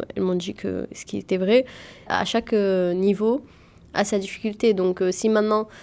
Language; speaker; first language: French; early bilingual, other home language; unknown